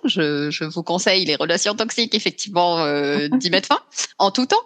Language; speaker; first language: French; native; French